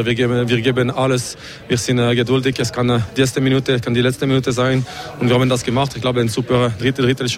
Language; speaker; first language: German; non-native, learner; French